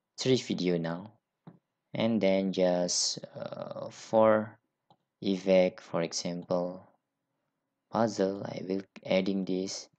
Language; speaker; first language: English; non-native, learner; Indonesian